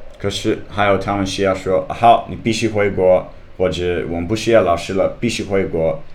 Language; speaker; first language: Chinese; non-native, learner; English